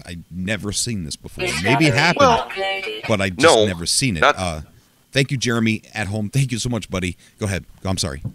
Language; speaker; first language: English; native; English